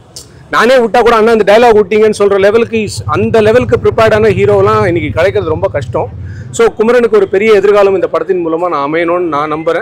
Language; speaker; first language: Tamil; native; Tamil